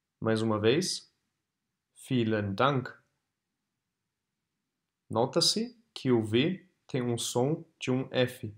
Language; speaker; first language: Portuguese; non-native, fluent; German